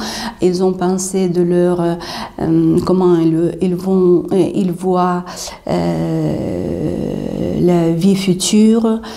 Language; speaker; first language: French; non-native, fluent; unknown